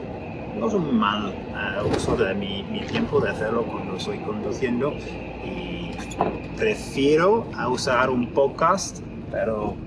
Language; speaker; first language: Spanish; non-native, learner; English